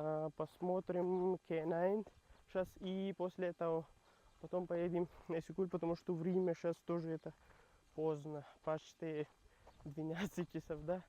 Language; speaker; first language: Russian; non-native, learner; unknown